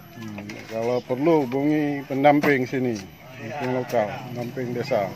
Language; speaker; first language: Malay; non-native, local second language; Achinese